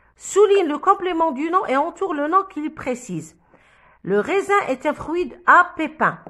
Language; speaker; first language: French; non-native, local second language; Arabic